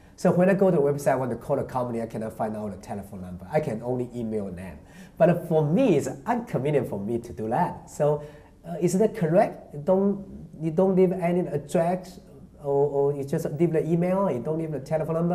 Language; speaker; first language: English; non-native, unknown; Chinese